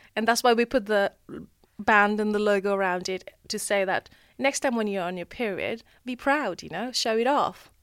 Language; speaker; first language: English; non-native, local second language; Nepali